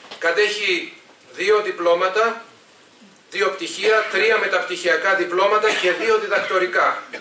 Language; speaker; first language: Greek; native; Greek